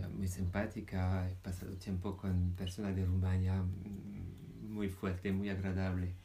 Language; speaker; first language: Spanish; non-native, fluent; French